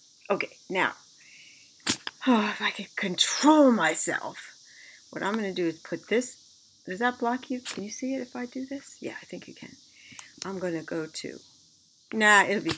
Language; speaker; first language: English; native; English